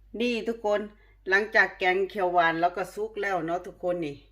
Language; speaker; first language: Thai; non-native, local second language; Lao